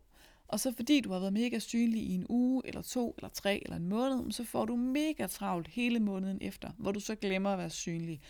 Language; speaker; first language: Danish; native; Danish